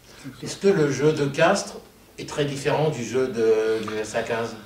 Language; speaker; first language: French; native; French